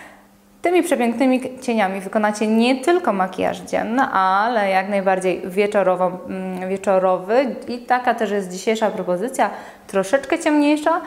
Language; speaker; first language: Polish; native; Polish